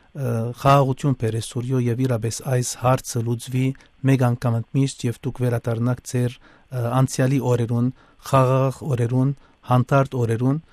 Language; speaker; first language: Armenian; early bilingual, heritage; Armenian